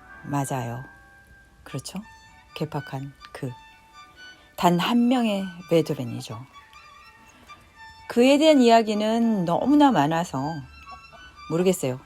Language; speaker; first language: Korean; native; Korean